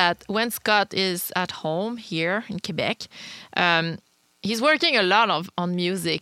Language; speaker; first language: English; non-native, fluent; French